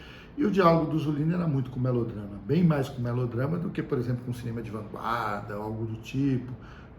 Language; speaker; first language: Portuguese; native; Portuguese